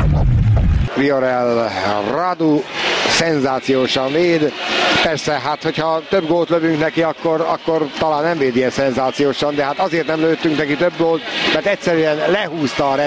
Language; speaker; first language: Hungarian; native; Hungarian